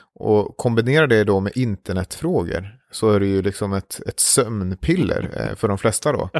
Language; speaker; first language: Swedish; native; Swedish